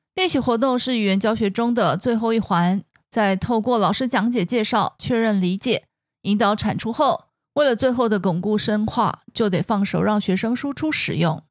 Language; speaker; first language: Chinese; native; Chinese